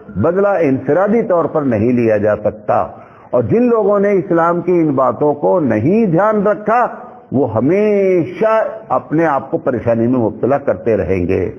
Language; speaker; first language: Urdu; native; Urdu